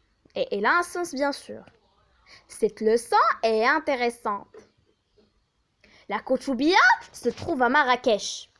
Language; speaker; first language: French; non-native, local second language; Arabic